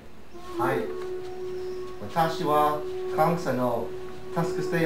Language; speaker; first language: Japanese; non-native, learner; English